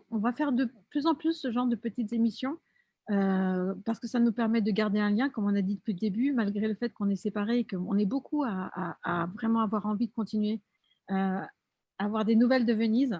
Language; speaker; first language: French; native; French